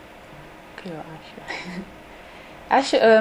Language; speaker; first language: Portuguese; non-native, learner; English